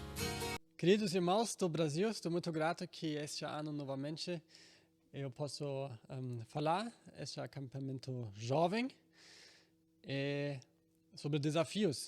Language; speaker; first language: Portuguese; non-native, fluent; German